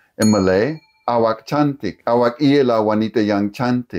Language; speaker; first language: Indonesian; non-native, fluent; English